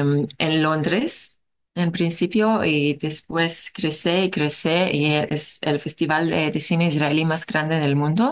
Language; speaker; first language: Spanish; non-native, learner; Hebrew